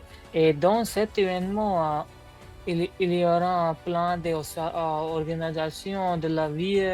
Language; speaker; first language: French; non-native, learner; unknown